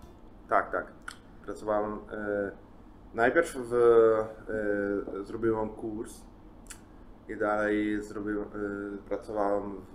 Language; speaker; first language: Polish; non-native, learner; Italian